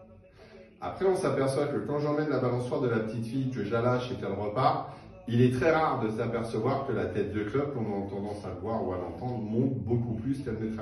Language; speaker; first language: French; native; French